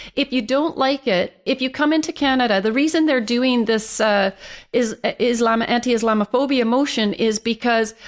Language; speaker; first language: English; native; English